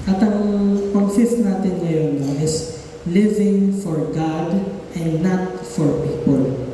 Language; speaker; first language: English; non-native, local second language; Filipino